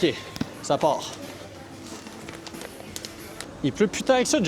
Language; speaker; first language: French; native; French